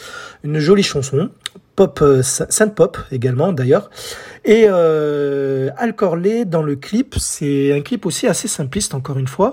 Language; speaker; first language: French; native; French